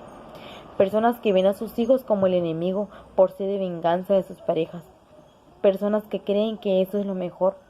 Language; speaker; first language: Spanish; native; Spanish